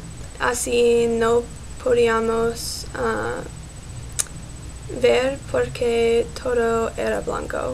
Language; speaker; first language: Spanish; non-native, learner; English